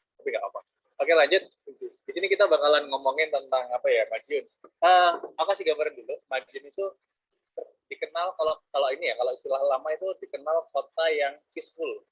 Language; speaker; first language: Indonesian; native; Indonesian